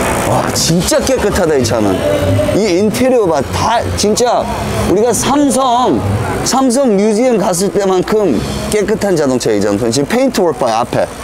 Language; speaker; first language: Korean; early bilingual, heritage; Korean